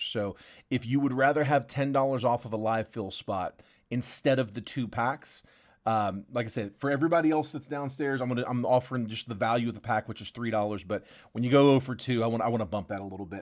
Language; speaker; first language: English; native; English